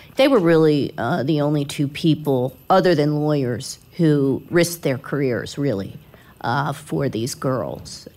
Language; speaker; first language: English; native; English